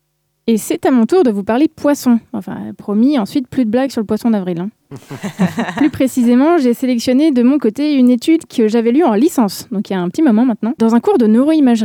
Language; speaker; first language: French; native; French